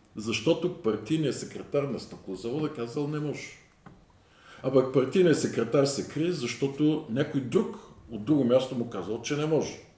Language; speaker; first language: Bulgarian; native; Bulgarian